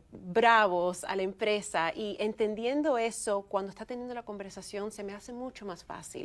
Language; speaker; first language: Spanish; early bilingual, heritage; Spanish